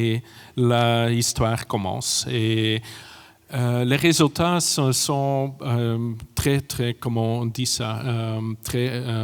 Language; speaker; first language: French; non-native, fluent; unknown